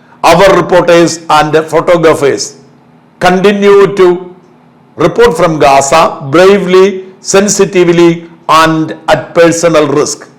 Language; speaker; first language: English; non-native, local second language; Malayalam